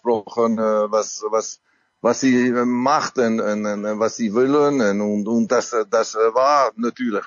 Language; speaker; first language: German; non-native, learner; Dutch